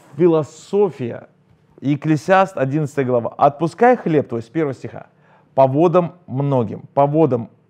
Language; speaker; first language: Russian; native; Russian